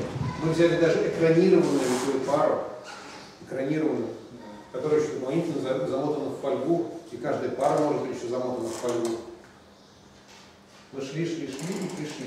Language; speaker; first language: Russian; native; Russian